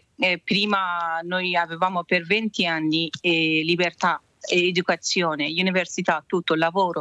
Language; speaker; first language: Italian; non-native, learner; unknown